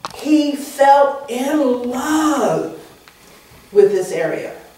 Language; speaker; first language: English; native; English